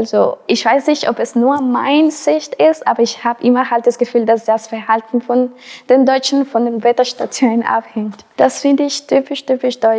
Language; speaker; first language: German; non-native, fluent; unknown